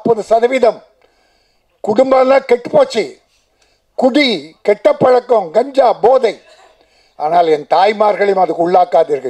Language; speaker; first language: Tamil; native; Tamil